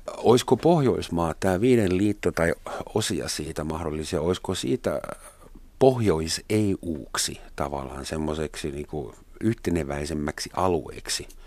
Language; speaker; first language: Finnish; non-native, fluent; German